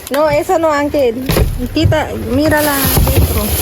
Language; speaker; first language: Spanish; non-native, learner; Filipino